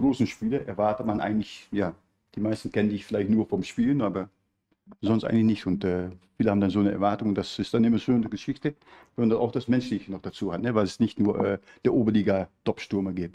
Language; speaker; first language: German; native; German